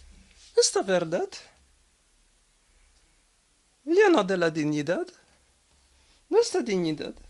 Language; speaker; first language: Spanish; non-native, learner; French